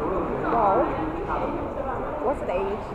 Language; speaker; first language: English; non-native, learner; Chinese